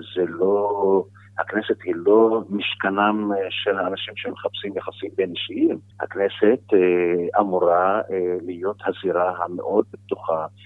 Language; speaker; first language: Hebrew; non-native, local second language; Arabic